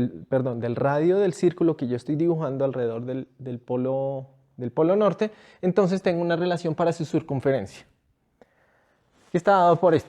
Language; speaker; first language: Spanish; native; Spanish